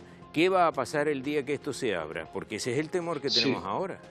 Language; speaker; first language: Spanish; native; Spanish